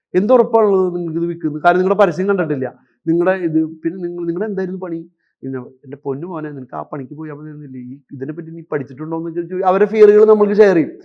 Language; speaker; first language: Malayalam; native; Malayalam